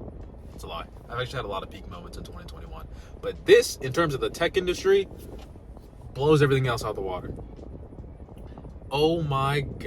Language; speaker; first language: English; native; English